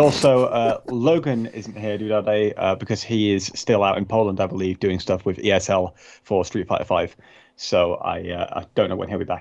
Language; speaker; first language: English; native; English